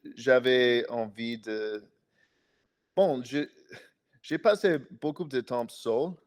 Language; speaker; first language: French; non-native, fluent; English